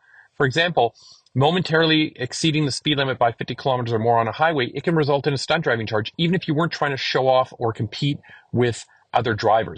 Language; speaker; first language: English; native; English